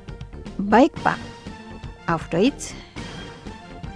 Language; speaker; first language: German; non-native, fluent; Indonesian